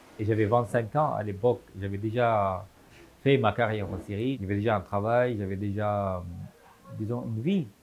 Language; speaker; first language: French; non-native, fluent; Arabic